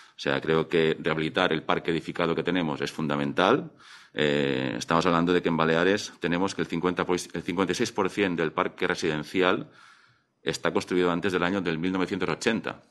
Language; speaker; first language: Spanish; non-native, local second language; Catalan